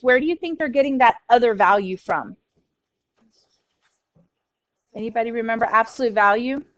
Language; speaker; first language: English; native; English